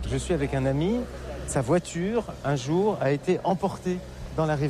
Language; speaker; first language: French; native; French